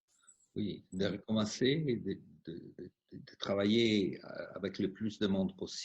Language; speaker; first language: French; non-native, fluent; Italian